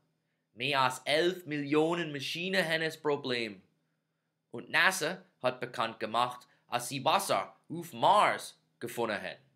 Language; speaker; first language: German; non-native, fluent; English